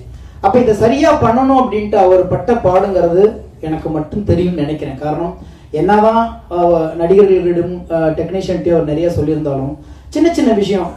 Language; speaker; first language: Tamil; native; Tamil